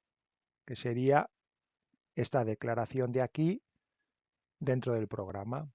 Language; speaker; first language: Spanish; native; Spanish